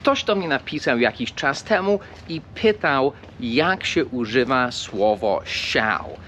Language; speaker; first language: Polish; non-native, fluent; English